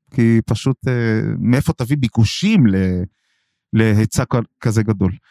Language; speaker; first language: Hebrew; non-native, local second language; Arabic